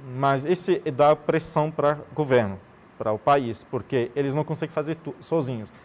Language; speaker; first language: Portuguese; non-native, fluent; Arabic